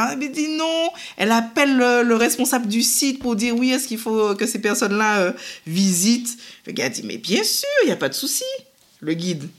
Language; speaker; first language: French; native; French